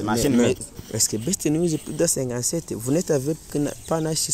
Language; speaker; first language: French; non-native, learner; Rundi